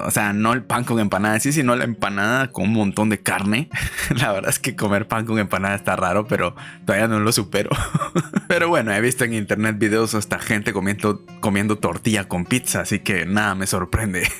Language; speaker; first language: Spanish; native; Spanish